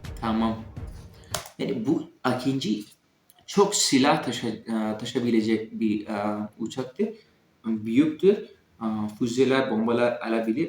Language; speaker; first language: Turkish; non-native, fluent; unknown